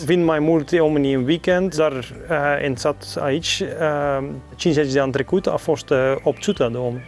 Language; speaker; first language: Romanian; non-native, learner; Dutch